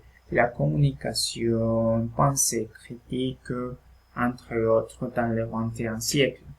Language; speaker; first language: French; non-native, fluent; Spanish